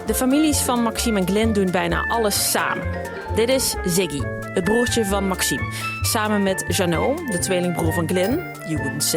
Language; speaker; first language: Dutch; native; Dutch